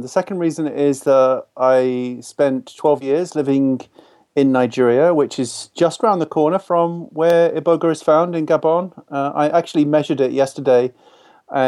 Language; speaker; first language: English; native; English